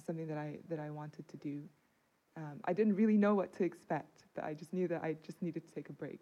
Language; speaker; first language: English; non-native, local second language; Cantonese